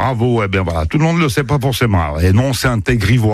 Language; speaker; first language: French; native; French